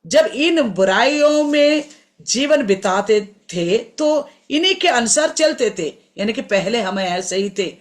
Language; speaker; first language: Hindi; non-native, local second language; Telugu